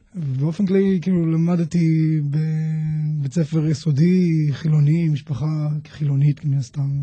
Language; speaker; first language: Hebrew; native; Hebrew